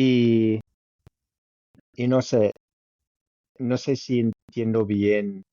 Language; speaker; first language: Spanish; non-native, fluent; English